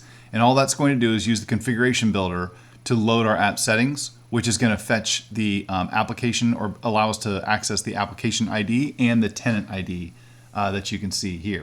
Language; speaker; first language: English; native; English